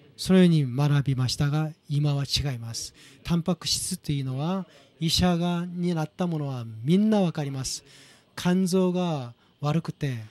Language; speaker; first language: Japanese; non-native, fluent; Korean